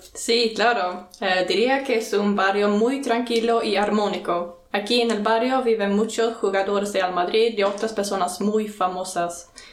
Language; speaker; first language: Spanish; non-native, fluent; Swedish